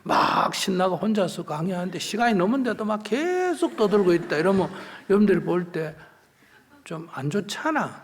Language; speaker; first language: Korean; native; Korean